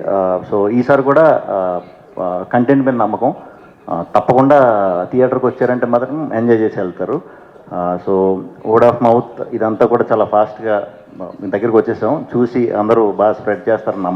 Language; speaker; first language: Telugu; native; Telugu